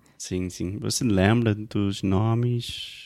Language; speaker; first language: Portuguese; non-native, fluent; English